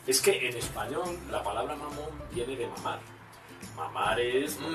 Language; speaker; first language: Spanish; native; Spanish